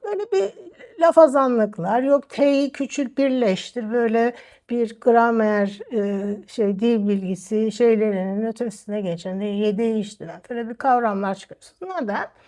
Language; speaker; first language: Turkish; native; Turkish